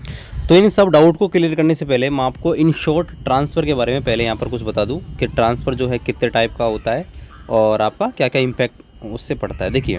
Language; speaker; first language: Hindi; native; Hindi